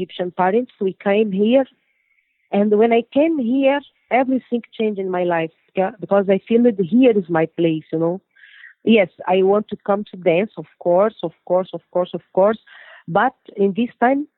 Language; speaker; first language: English; non-native, learner; Portuguese